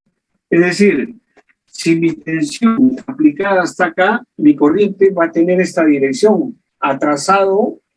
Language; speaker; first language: Spanish; native; Spanish